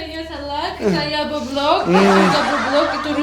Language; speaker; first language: Indonesian; non-native, learner; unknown